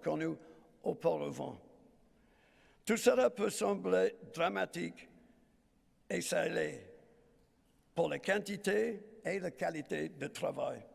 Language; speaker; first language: French; non-native, fluent; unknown